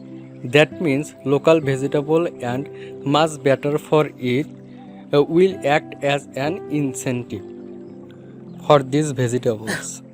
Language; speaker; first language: English; non-native, learner; Bangla